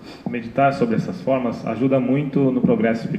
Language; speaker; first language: Portuguese; native; Portuguese